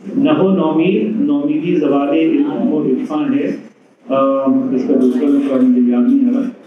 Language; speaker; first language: Urdu; native; Urdu